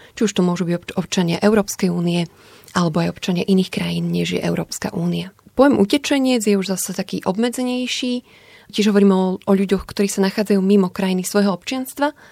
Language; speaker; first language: Slovak; native; Slovak